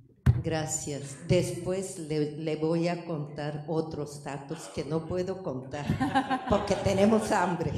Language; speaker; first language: Spanish; non-native, fluent; Korean